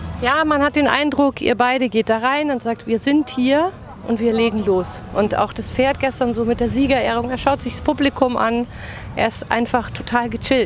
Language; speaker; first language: German; native; German